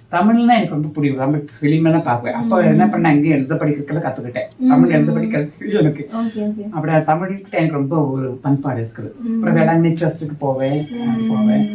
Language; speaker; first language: Tamil; non-native, local second language; Malayalam